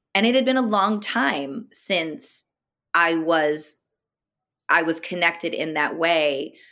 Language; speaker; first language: English; native; English